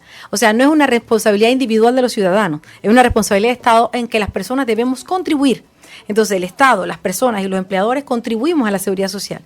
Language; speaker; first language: Spanish; native; Spanish